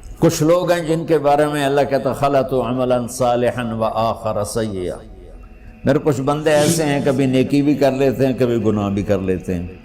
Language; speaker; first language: Urdu; non-native, local second language; Punjabi